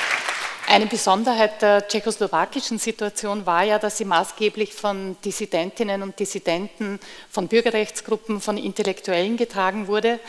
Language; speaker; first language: German; native; German